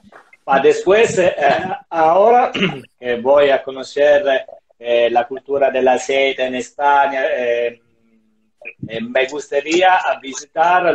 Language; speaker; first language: Spanish; non-native, learner; Italian